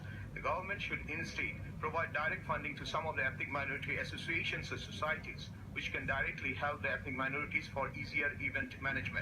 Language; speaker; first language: English; non-native, local second language; Bangla